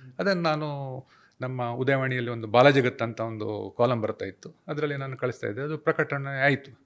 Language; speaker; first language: Kannada; non-native, local second language; Urdu